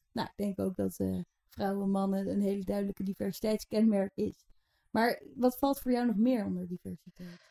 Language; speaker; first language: Dutch; native; Dutch